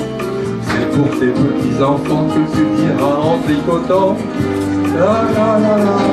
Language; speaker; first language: French; native; French